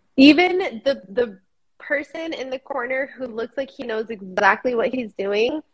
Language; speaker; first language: English; early bilingual, other home language; Spanish